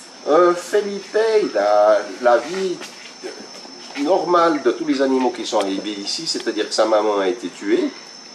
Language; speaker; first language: French; native; French